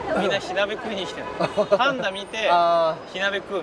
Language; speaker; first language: Japanese; native; Japanese